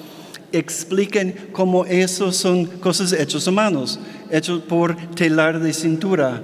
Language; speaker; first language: Spanish; non-native, fluent; English